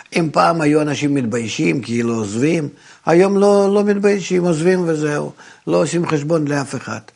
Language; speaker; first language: Hebrew; non-native, fluent; Russian